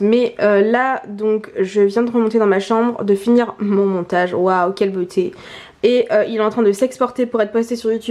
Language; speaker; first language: French; native; French